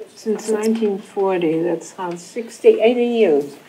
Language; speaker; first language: English; non-native, fluent; German